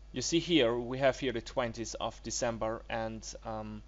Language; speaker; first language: English; non-native, learner; German